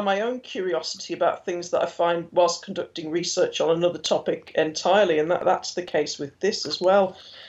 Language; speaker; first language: English; native; English